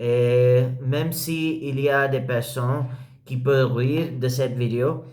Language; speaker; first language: French; non-native, learner; English